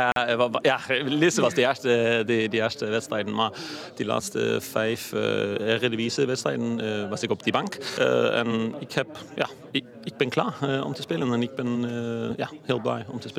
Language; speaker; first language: Dutch; non-native, fluent; Danish